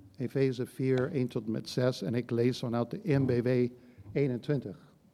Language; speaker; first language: Dutch; non-native, fluent; English